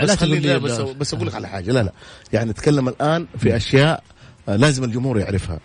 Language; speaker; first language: Arabic; native; Arabic